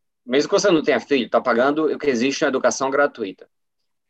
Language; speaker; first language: Portuguese; native; Portuguese